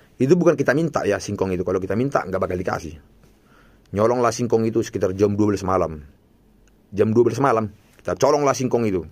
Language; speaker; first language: Indonesian; non-native, local second language; Batak Toba